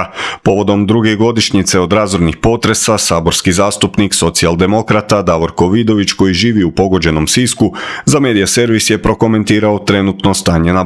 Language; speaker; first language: Croatian; native; Croatian